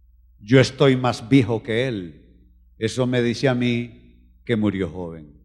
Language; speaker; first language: Spanish; native; Spanish